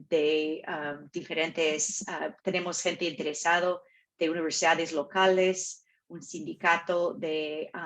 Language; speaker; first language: Spanish; non-native, fluent; English